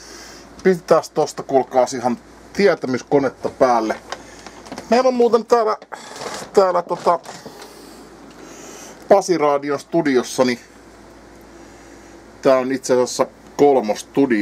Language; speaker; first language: Finnish; native; Finnish